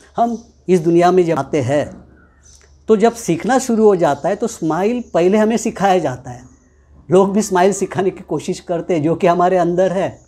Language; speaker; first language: Hindi; non-native, local second language; Marathi